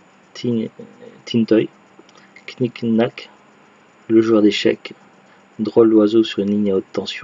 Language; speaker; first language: French; native; French